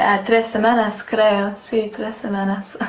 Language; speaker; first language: Spanish; non-native, learner; English